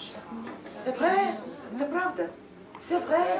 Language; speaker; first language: French; non-native, learner; Russian